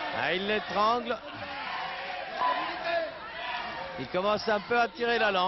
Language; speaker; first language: French; native; French